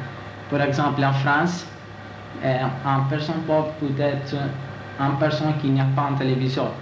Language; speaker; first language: French; non-native, learner; Italian